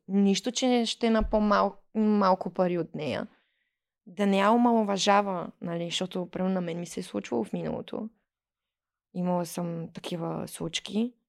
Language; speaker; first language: Bulgarian; early bilingual, heritage; Bulgarian